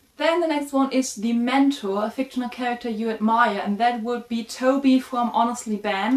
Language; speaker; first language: English; non-native, fluent; German